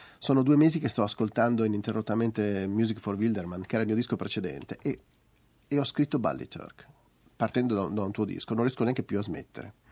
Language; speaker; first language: Italian; native; Italian